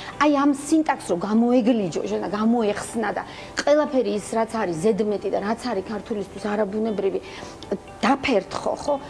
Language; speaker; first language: Georgian; native; Georgian